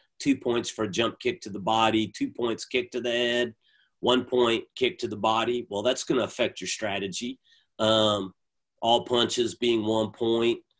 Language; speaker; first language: English; native; English